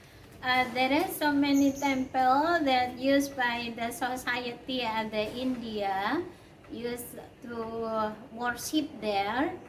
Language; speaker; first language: English; non-native, learner; Indonesian